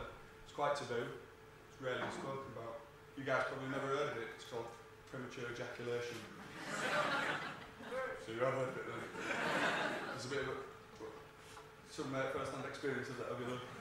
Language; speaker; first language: English; native; English